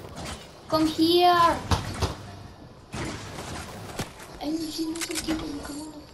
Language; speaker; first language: English; non-native, learner; Spanish